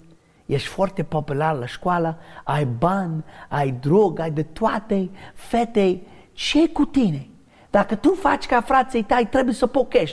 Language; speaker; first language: Romanian; non-native, learner; English